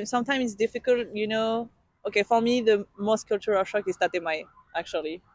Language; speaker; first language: English; non-native, fluent; French